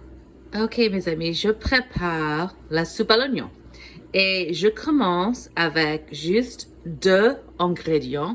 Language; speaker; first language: French; non-native, fluent; English